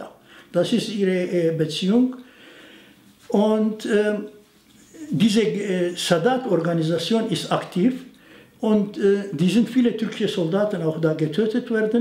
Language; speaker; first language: German; non-native, fluent; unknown